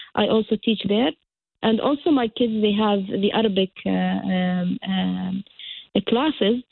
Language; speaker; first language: English; non-native, fluent; Arabic